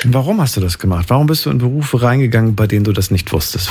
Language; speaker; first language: German; native; German